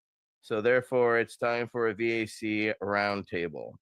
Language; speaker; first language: English; native; English